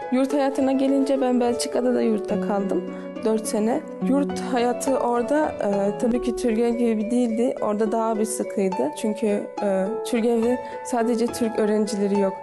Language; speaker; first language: Turkish; early bilingual, heritage; Turkish